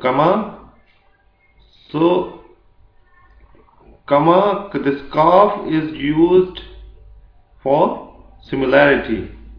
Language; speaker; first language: English; non-native, local second language; Urdu